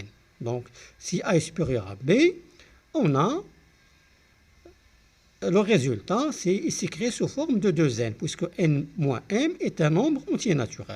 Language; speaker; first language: French; non-native, local second language; Arabic